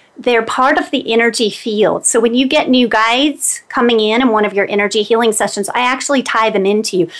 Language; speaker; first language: English; native; English